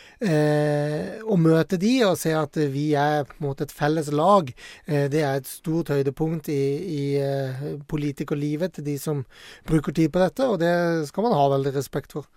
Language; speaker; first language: Norwegian; native; Norwegian